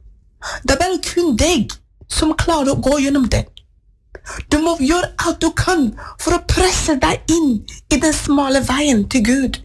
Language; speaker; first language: Norwegian; non-native, fluent; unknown